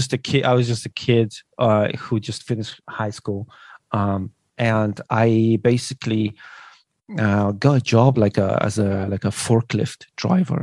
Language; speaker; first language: English; non-native, fluent; Polish